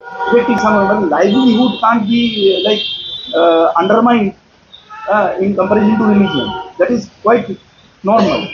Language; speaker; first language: English; non-native, local second language; Bangla